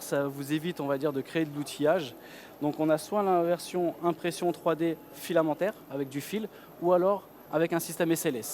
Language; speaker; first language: French; native; French